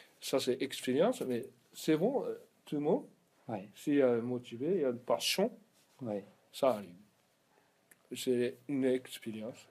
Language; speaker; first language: French; non-native, learner; Japanese